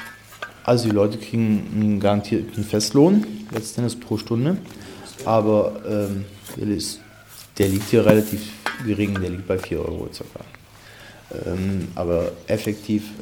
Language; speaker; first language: German; native; German